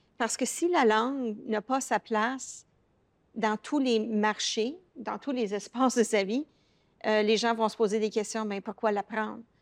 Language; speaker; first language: French; native; French